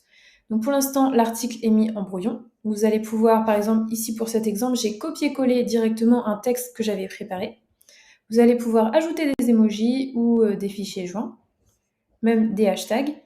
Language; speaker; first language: French; native; French